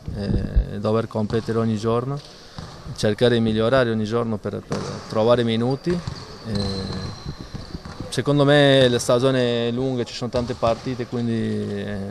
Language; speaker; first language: Italian; non-native, fluent; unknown